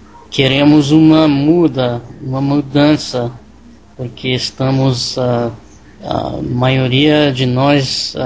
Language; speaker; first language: Portuguese; non-native, learner; English